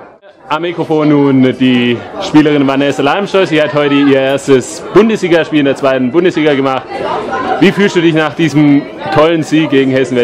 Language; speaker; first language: German; native; German